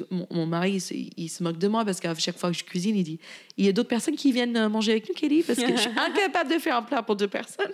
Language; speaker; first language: French; non-native, fluent; English